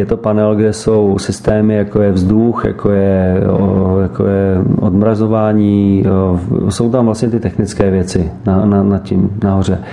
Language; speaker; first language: Czech; native; Czech